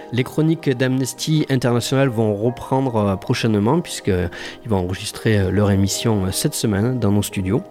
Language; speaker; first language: French; native; French